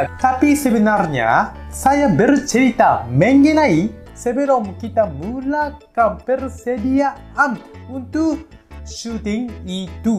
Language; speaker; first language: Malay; non-native, learner; Japanese